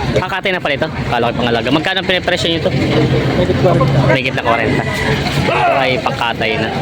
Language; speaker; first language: Filipino; native; Filipino